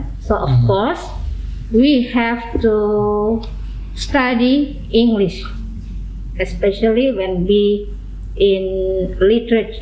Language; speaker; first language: English; non-native, fluent; Indonesian